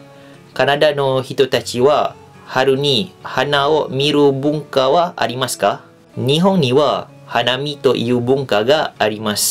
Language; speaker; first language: Japanese; non-native, fluent; Malay